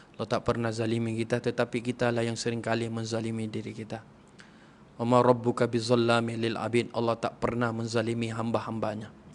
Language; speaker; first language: Malay; non-native, local second language; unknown